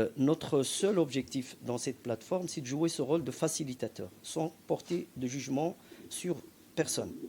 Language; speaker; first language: French; non-native, local second language; Arabic